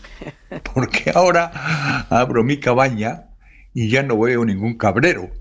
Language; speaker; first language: Spanish; native; Spanish